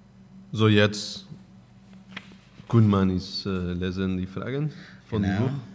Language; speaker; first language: German; non-native, learner; Spanish